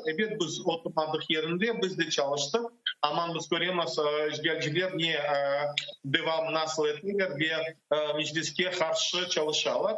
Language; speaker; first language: Turkish; non-native, learner; Crimean Tatar